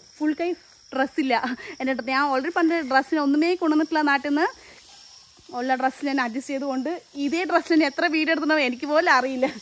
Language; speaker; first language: Malayalam; non-native, fluent; Nepali